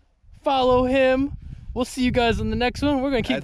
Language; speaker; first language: English; native; English